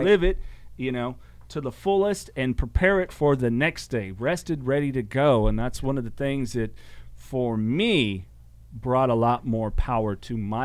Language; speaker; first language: English; native; English